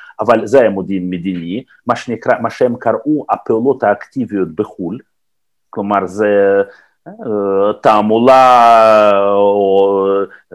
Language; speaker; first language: Hebrew; non-native, fluent; Russian